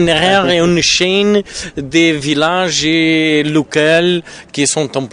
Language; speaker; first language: French; non-native, learner; Portuguese